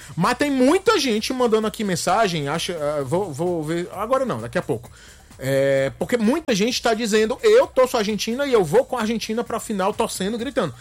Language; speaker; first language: Portuguese; native; Portuguese